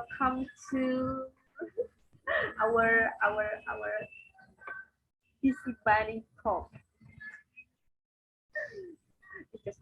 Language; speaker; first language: English; non-native, fluent; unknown